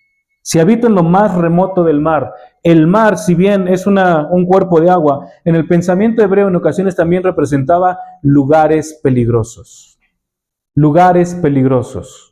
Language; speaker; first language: Spanish; native; Spanish